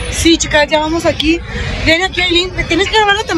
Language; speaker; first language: Spanish; native; Spanish